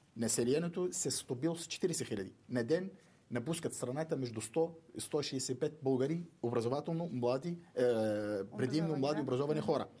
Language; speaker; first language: Bulgarian; early bilingual, other home language; Arabic